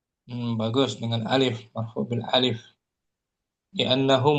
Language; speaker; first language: Indonesian; native; Indonesian